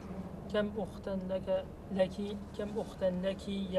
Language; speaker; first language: Arabic; non-native, learner; French